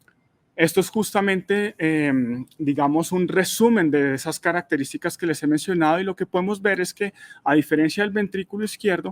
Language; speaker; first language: Spanish; native; Spanish